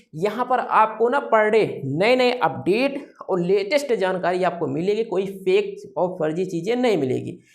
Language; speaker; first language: Hindi; native; Hindi